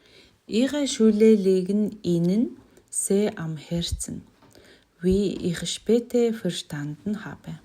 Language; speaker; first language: German; non-native, learner; Mongolian